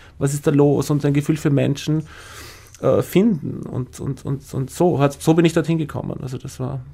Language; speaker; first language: German; native; German